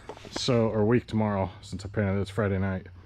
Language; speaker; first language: English; native; English